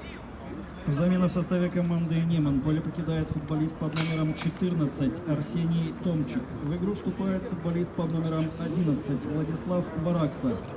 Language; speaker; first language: Russian; native; Russian